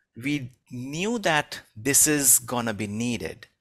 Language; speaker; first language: English; non-native, local second language; Hindi